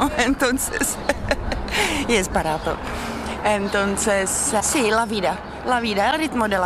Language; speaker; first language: Spanish; non-native, learner; Czech